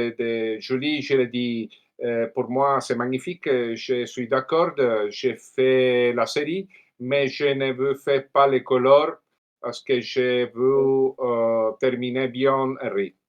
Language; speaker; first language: French; non-native, learner; Italian